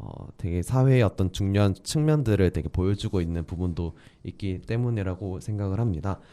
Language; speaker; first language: Korean; native; Korean